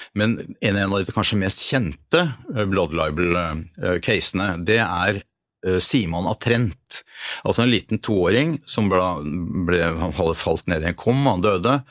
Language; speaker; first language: Norwegian; early bilingual, other home language; Hungarian